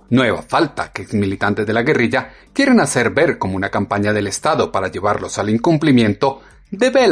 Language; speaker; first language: Spanish; native; Spanish